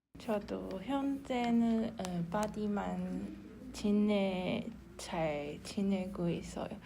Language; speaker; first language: Korean; non-native, learner; Chinese